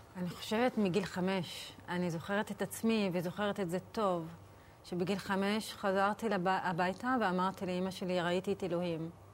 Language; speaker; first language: Hebrew; non-native, local second language; Arabic